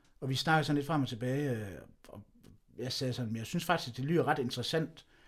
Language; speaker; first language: Danish; native; Danish